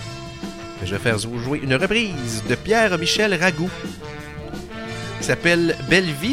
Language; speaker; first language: French; native; French